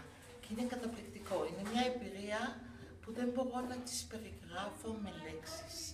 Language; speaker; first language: Greek; non-native, fluent; Hebrew